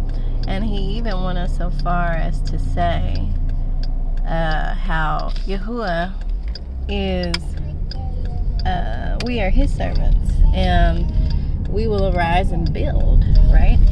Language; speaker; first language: English; native; English